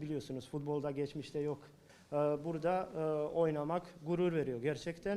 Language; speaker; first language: Turkish; non-native, learner; Bosnian